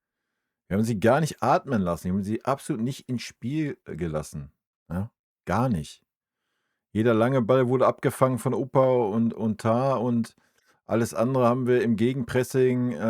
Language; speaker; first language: German; native; German